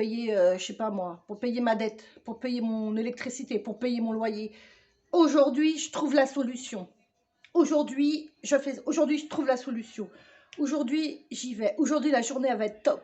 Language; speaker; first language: French; native; French